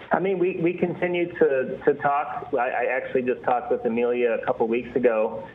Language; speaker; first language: English; native; English